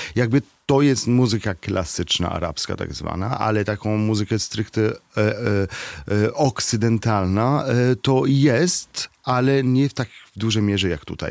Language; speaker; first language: Polish; non-native, fluent; Arabic